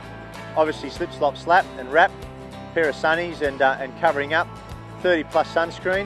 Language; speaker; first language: English; native; English